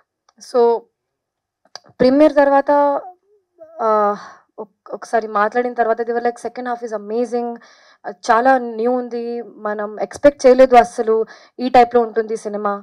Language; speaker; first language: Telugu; non-native, fluent; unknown